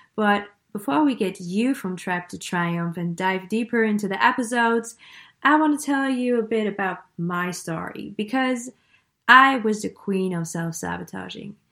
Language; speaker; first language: English; non-native, fluent; German